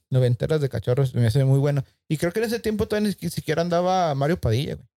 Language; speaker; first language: Spanish; early bilingual, heritage; Spanish